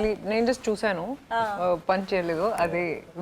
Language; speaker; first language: Telugu; non-native, fluent; Hindi